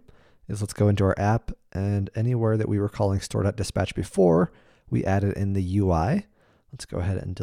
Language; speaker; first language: English; native; English